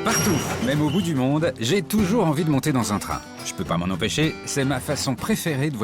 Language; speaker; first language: French; native; French